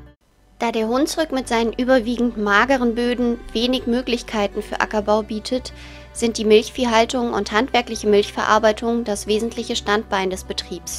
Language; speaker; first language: German; native; German